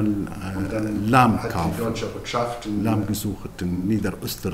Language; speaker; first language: German; non-native, fluent; Arabic